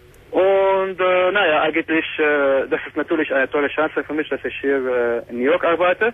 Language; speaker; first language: German; non-native, fluent; Arabic